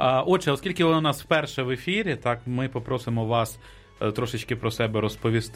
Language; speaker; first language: Ukrainian; native; Ukrainian